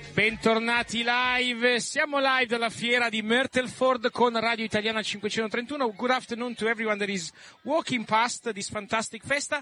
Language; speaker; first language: Italian; native; Italian